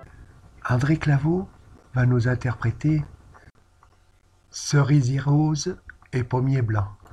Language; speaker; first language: French; native; French